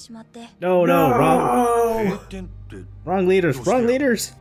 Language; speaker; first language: English; native; English